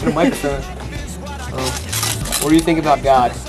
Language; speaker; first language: English; native; English